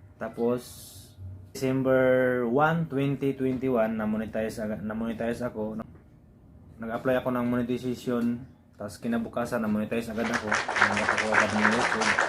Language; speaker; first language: Filipino; non-native, local second language; Cebuano